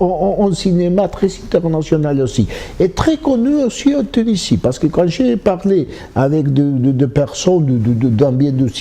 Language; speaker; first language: French; non-native, fluent; Spanish